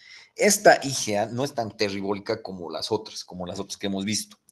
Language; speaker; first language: Spanish; native; Spanish